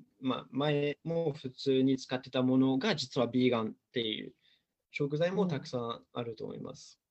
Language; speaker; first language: Japanese; non-native, fluent; English